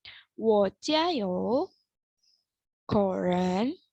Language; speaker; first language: Chinese; non-native, learner; Indonesian